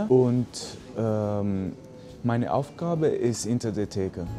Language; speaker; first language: German; non-native, learner; Italian